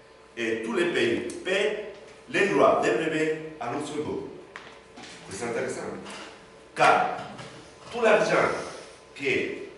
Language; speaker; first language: French; non-native, learner; Spanish